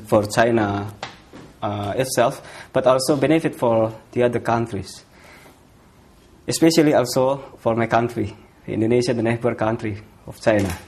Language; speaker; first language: English; non-native, fluent; Indonesian